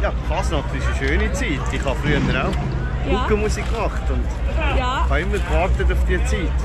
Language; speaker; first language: German; native; German